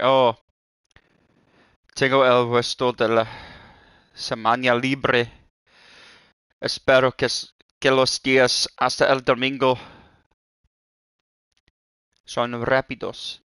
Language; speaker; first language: Spanish; non-native, learner; English